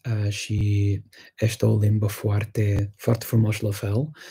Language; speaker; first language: Romanian; non-native, learner; English